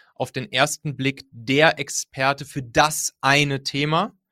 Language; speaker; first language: German; native; German